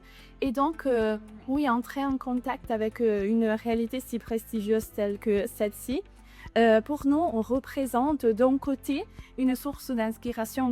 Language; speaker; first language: French; non-native, local second language; Italian